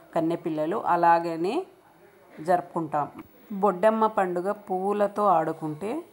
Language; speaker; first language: Telugu; non-native, local second language; Lambadi